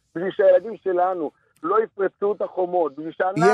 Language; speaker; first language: Hebrew; early bilingual, other home language; Arabic